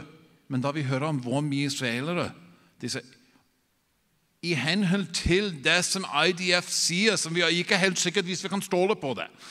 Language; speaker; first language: Norwegian; non-native, fluent; English